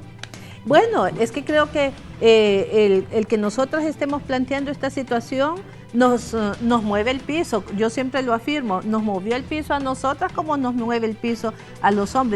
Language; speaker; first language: Spanish; native; Spanish